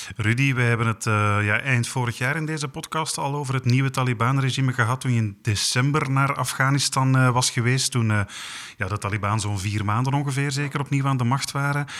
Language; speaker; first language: Dutch; native; Dutch